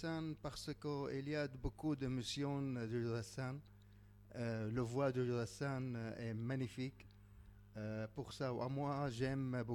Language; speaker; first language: French; non-native, learner; Arabic